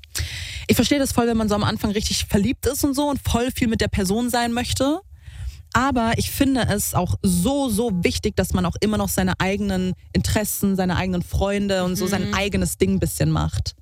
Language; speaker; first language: German; native; German